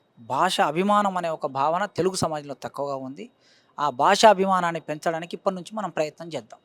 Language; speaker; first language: Telugu; native; Telugu